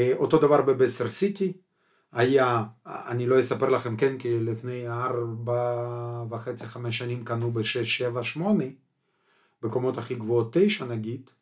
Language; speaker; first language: Hebrew; non-native, fluent; Russian